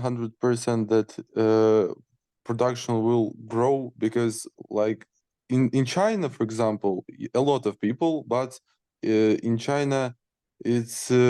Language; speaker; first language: English; non-native, learner; Ukrainian